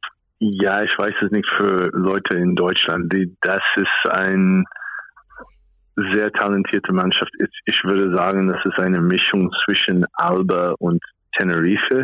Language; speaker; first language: German; non-native, fluent; English